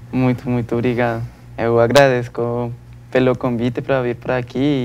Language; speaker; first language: Portuguese; non-native, learner; Spanish